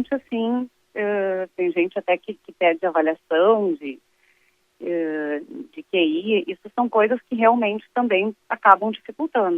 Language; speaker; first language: Portuguese; native; Portuguese